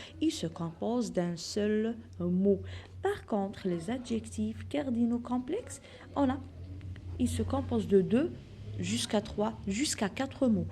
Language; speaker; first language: French; non-native, local second language; Arabic